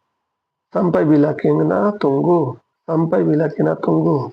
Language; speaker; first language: Indonesian; non-native, fluent; Bangla